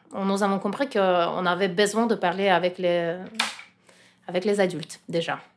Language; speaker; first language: French; non-native, fluent; Russian